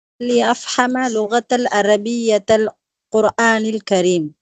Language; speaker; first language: Arabic; non-native, learner; Tamil